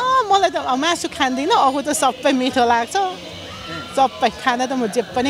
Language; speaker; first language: Nepali; early bilingual, other home language; German